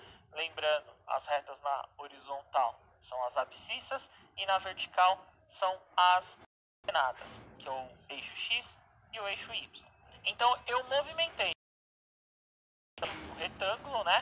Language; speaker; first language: Portuguese; native; Portuguese